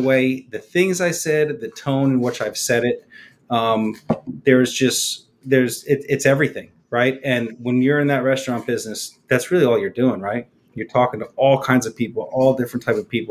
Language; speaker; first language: English; native; English